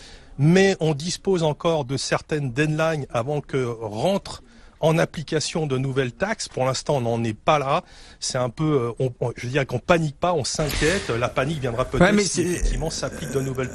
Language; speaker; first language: French; native; French